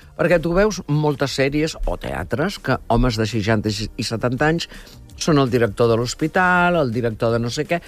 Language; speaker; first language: Catalan; early bilingual, heritage; Catalan